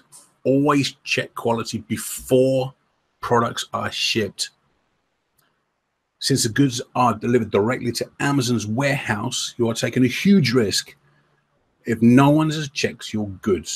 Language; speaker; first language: English; native; English